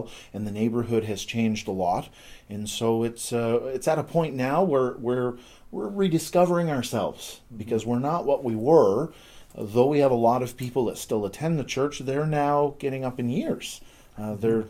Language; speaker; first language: English; native; English